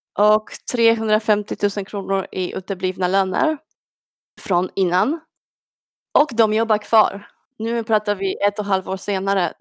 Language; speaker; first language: Swedish; non-native, fluent; Polish